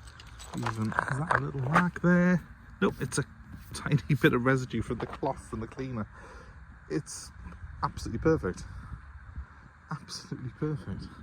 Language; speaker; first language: English; native; English